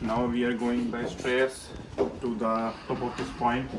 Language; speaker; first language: English; non-native, fluent; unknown